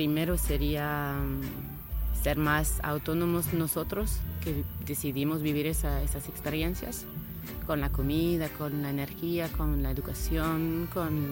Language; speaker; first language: Spanish; non-native, fluent; French